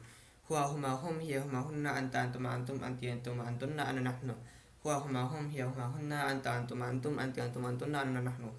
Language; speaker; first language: Arabic; non-native, learner; Filipino